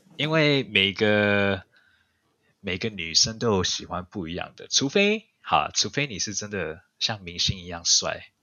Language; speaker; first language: Chinese; early bilingual, heritage; Chinese